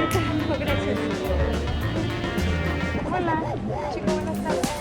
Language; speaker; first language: Spanish; native; Spanish